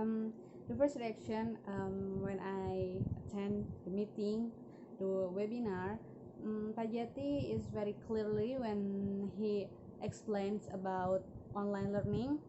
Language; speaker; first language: English; non-native, learner; Indonesian